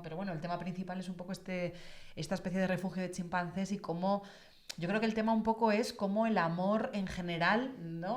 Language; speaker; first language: Spanish; native; Spanish